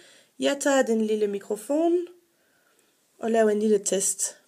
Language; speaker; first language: Danish; non-native, fluent; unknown